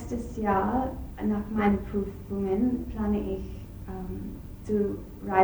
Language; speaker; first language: German; non-native, learner; English